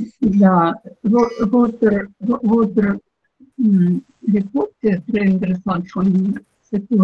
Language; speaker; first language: French; non-native, learner; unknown